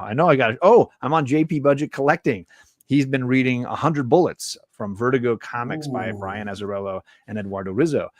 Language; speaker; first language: English; native; English